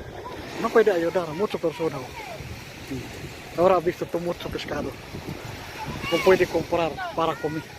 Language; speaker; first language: Spanish; non-native, learner; Filipino